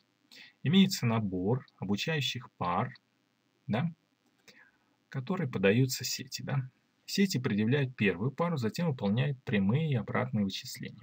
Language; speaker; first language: Russian; native; Russian